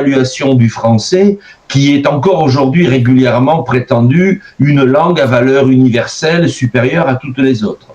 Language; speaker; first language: French; native; French